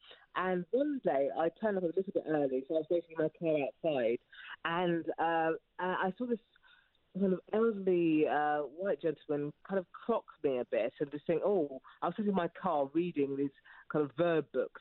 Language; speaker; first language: English; native; English